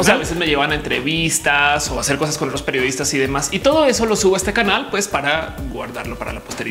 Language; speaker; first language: Spanish; native; Spanish